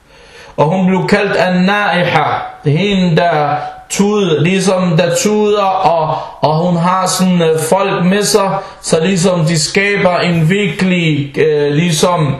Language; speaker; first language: Danish; early bilingual, other home language; Arabic